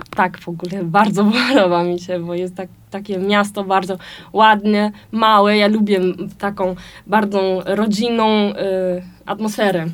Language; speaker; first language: Polish; non-native, learner; German